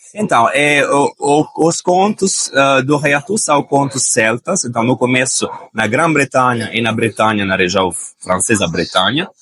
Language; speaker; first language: Portuguese; non-native, fluent; Italian